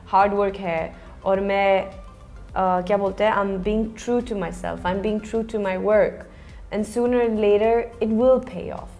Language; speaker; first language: Hindi; non-native, fluent; Swedish